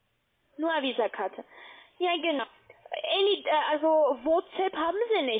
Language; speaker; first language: German; non-native, learner; Russian